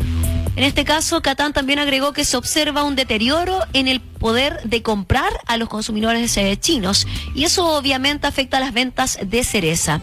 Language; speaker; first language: Spanish; native; Spanish